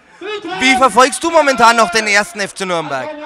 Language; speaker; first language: German; native; German